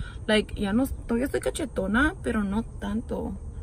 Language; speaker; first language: Spanish; early bilingual, heritage; Spanish